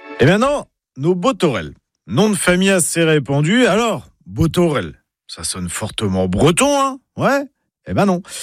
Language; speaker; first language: French; native; French